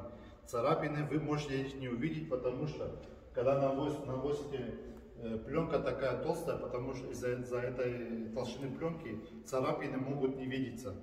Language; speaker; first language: Russian; early bilingual, heritage; Russian